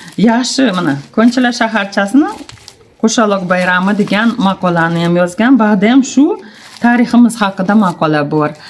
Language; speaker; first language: Uzbek; non-native, local second language; Tatar